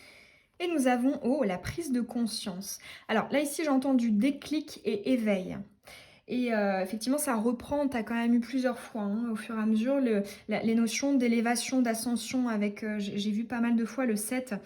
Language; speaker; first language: French; native; French